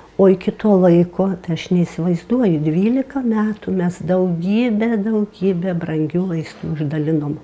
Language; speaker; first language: Lithuanian; native; Lithuanian